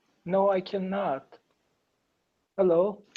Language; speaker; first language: English; non-native, learner; Persian